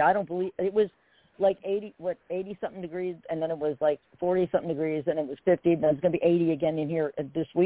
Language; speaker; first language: English; native; English